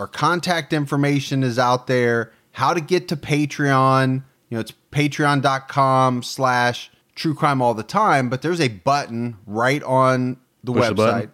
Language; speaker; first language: English; native; English